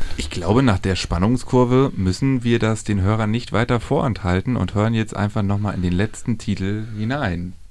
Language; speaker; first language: German; native; German